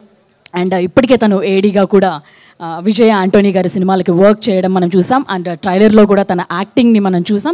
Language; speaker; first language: Telugu; native; Telugu